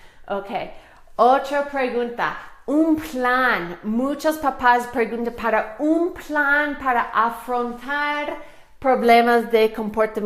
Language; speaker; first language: Spanish; non-native, fluent; English